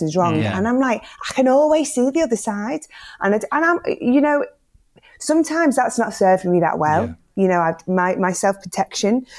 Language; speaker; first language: English; native; English